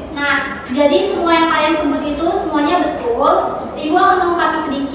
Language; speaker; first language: Indonesian; native; Indonesian